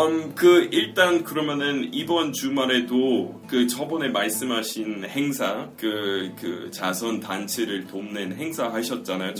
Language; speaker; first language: Korean; non-native, fluent; English